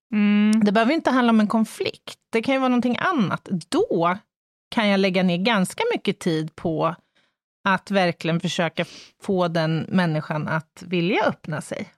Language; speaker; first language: Swedish; native; Swedish